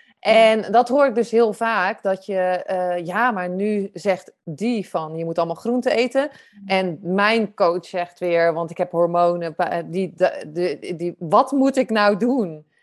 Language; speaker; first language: Dutch; native; Dutch